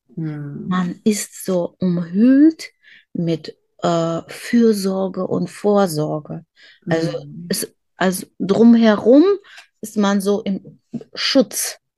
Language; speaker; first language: German; non-native, fluent; Russian